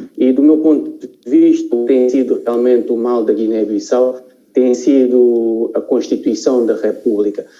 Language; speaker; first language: Portuguese; non-native, local second language; Upper Guinea Crioulo